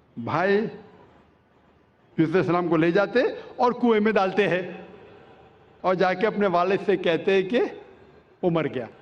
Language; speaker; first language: Urdu; non-native, local second language; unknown